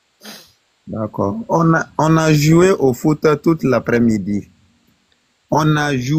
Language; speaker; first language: French; non-native, learner; Arabic